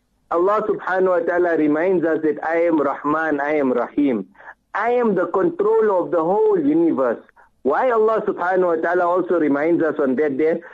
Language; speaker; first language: English; native; English